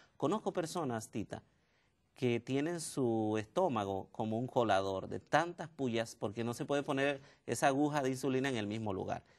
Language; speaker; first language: Spanish; native; Spanish